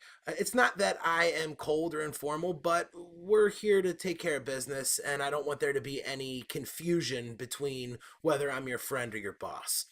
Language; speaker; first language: English; native; English